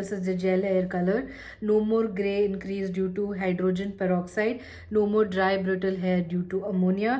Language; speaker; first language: English; non-native, local second language; Hindi